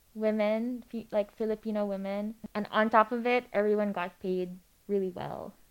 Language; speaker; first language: English; non-native, local second language; Filipino